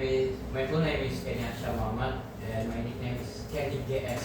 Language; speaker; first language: English; non-native, learner; Indonesian